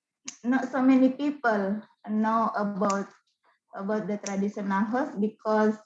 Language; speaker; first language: English; non-native, learner; Indonesian